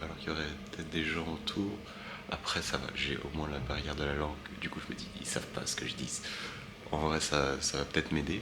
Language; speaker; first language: French; native; French